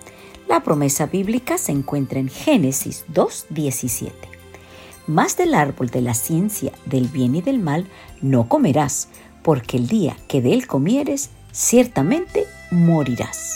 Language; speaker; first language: Spanish; native; Spanish